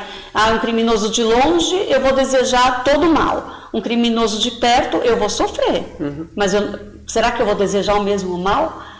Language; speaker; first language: Portuguese; native; Portuguese